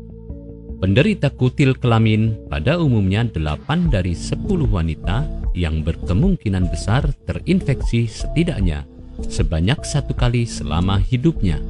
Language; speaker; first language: Indonesian; native; Indonesian